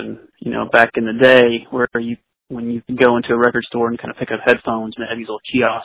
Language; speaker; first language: English; native; English